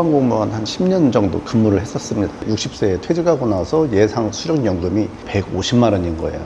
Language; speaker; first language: Korean; native; Korean